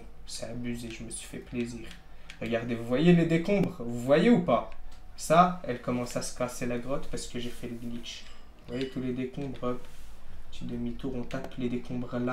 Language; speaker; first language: French; native; French